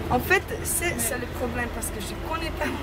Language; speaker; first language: French; non-native, learner; Hungarian